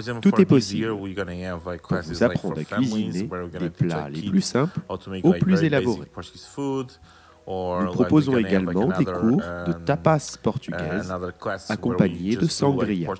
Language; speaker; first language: French; non-native, fluent; Portuguese